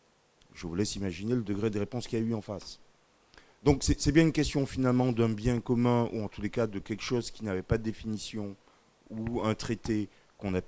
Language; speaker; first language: French; native; French